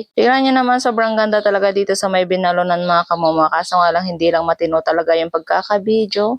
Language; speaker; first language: Filipino; native; Filipino